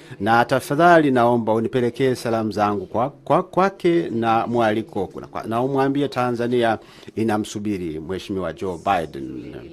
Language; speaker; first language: Swahili; native; Swahili